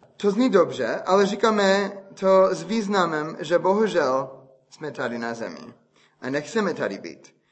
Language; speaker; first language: Czech; non-native, fluent; English